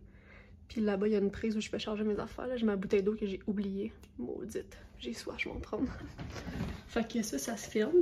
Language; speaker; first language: French; native; French